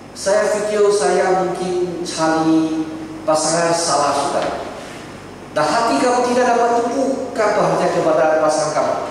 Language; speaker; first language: Malay; non-native, local second language; Chinese